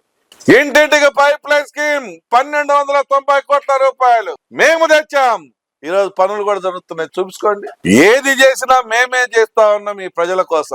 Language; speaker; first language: Telugu; native; Telugu